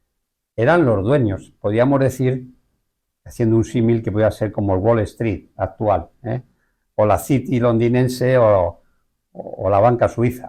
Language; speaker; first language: Spanish; native; Spanish